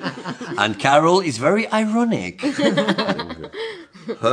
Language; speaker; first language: English; non-native, fluent; Italian